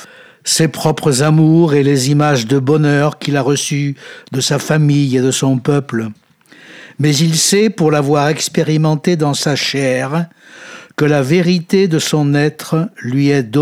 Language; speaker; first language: French; native; French